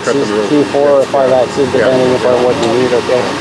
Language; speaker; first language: English; non-native, local second language; French